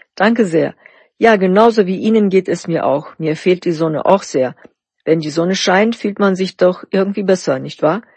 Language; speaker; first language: German; non-native, fluent; Turkish